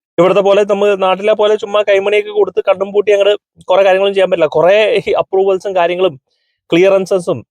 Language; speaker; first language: Malayalam; native; Malayalam